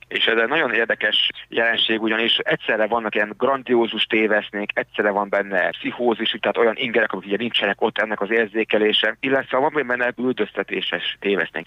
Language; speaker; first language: Hungarian; native; Hungarian